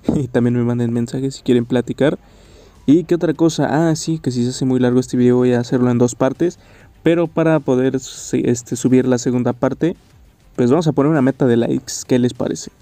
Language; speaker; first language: Spanish; native; Spanish